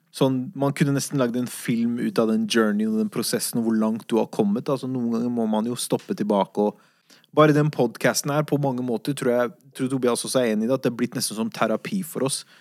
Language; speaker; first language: Norwegian; early bilingual, other home language; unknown